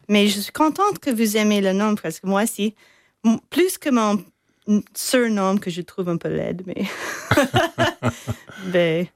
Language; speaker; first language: French; non-native, fluent; English